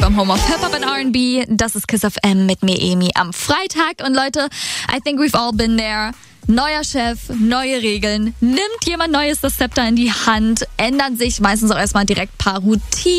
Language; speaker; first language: German; native; German